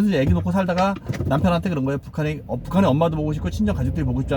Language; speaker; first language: Korean; native; Korean